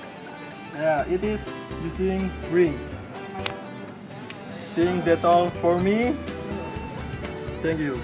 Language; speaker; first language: English; non-native, learner; Indonesian